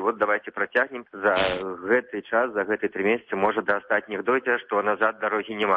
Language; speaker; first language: Belarusian; native; Belarusian